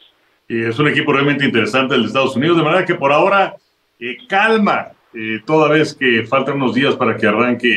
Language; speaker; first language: Spanish; native; Spanish